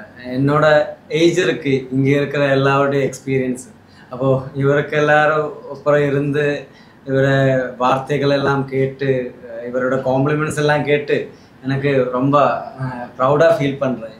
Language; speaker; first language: Tamil; non-native, learner; Malayalam